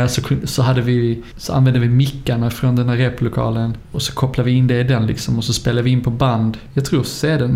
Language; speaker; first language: Swedish; native; Swedish